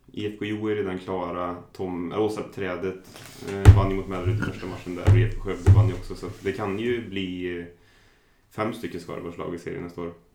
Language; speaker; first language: Swedish; native; Swedish